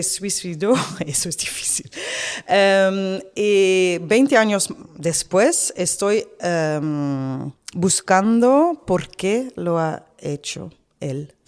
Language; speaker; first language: Spanish; non-native, learner; Dutch